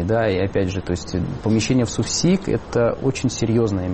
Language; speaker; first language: Russian; native; Russian